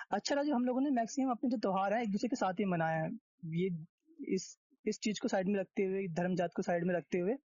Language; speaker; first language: Hindi; native; Hindi